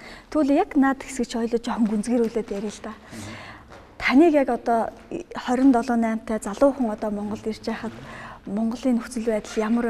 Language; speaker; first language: Mongolian; native; Mongolian